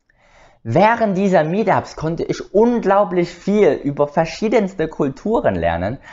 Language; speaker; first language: German; early bilingual, other home language; Vietnamese